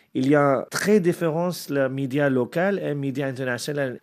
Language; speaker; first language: French; non-native, learner; Arabic